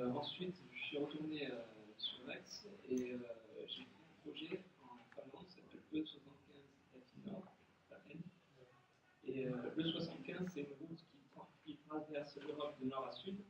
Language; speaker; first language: French; native; French